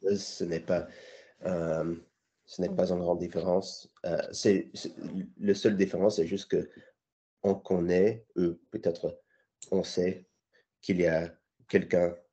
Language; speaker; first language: French; non-native, learner; English